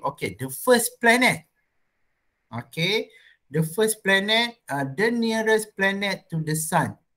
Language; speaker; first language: English; non-native, local second language; Malay